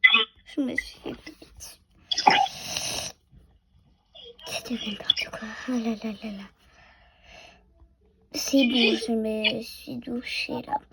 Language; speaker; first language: French; native; French